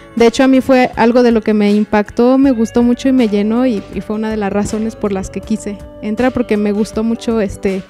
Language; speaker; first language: Spanish; native; Spanish